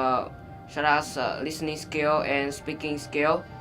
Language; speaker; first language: English; non-native, learner; Vietnamese